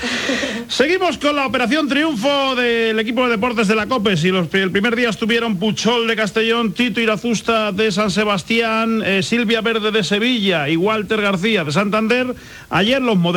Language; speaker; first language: Spanish; native; Spanish